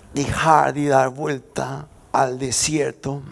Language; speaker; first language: Spanish; non-native, fluent; English